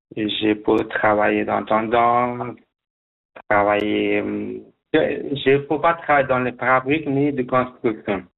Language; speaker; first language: French; non-native, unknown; Persian